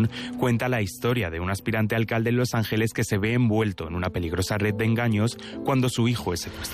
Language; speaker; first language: Spanish; native; Spanish